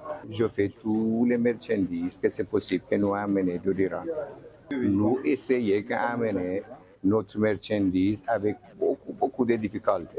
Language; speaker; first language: French; non-native, learner; Persian